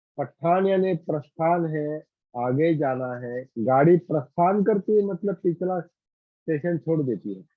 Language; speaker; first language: Hindi; non-native, local second language; Marathi